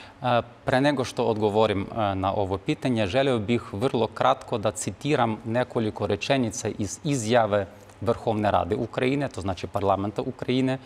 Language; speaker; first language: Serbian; non-native, fluent; Ukrainian